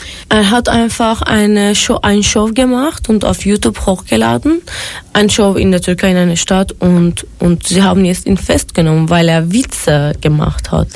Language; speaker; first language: German; non-native, fluent; Turkish